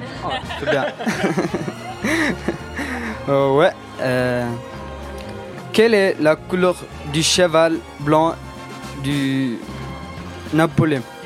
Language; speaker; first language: French; non-native, learner; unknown